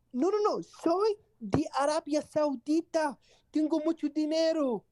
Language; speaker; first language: Spanish; non-native, learner; Arabic